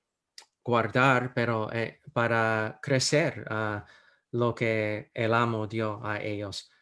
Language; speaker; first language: Spanish; non-native, fluent; English